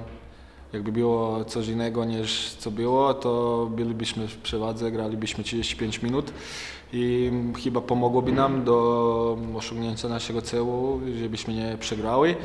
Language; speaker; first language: Polish; non-native, fluent; Croatian